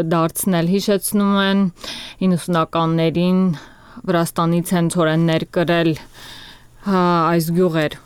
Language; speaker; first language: Armenian; native; Armenian